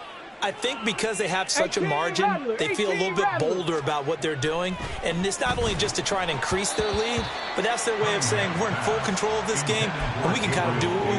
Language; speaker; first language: English; native; English